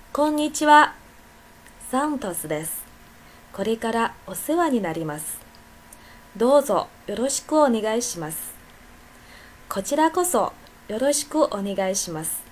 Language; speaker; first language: Japanese; non-native, fluent; Chinese